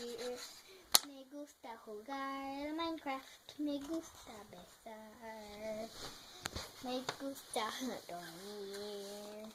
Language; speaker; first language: Spanish; non-native, learner; English